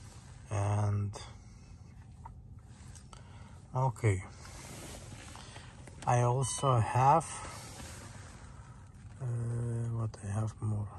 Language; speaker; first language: English; non-native, learner; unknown